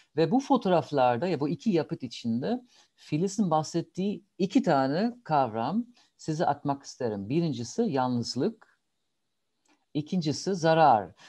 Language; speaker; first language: Turkish; non-native, fluent; German